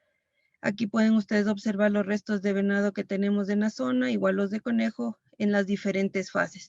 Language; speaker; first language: Spanish; native; Spanish